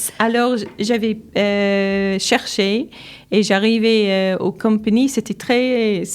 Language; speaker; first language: French; non-native, learner; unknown